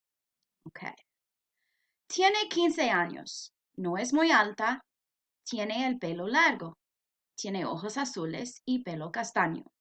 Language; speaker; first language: Spanish; non-native, fluent; English